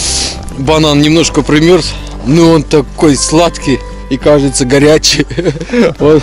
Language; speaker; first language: Russian; native; Russian